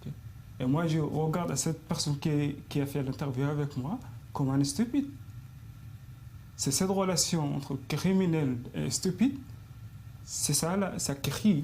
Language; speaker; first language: French; non-native, fluent; Arabic